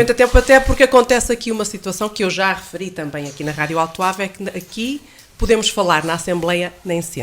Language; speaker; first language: Portuguese; native; Portuguese